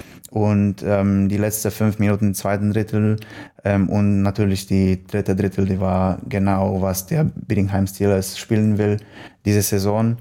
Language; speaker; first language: German; non-native, learner; Polish